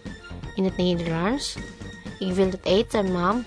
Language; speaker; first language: Dutch; non-native, fluent; Indonesian